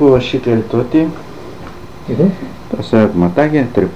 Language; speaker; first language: Greek; native; Greek